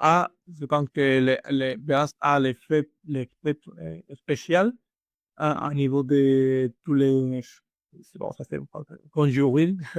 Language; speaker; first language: French; non-native, learner; Spanish